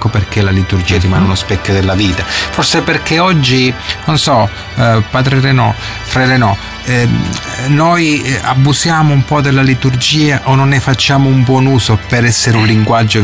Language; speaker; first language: Italian; native; Italian